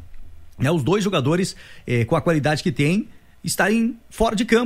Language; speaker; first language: Portuguese; native; Portuguese